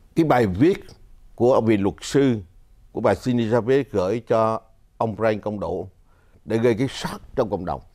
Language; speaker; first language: Vietnamese; native; Vietnamese